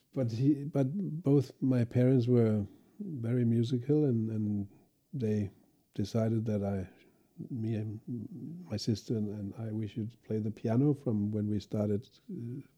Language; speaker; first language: English; non-native, fluent; Danish